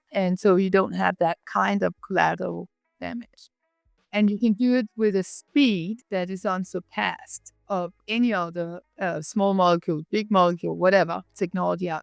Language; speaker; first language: English; non-native, fluent; Danish